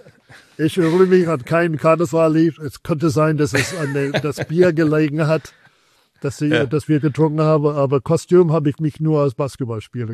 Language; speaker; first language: German; non-native, fluent; English